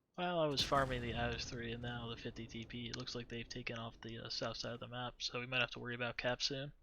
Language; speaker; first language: English; native; English